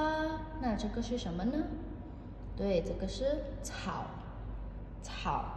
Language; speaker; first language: Chinese; non-native, fluent; Indonesian